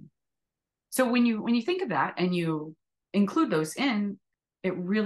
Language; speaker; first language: English; native; English